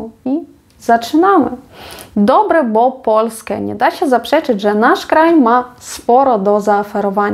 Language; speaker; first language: Polish; non-native, fluent; Ukrainian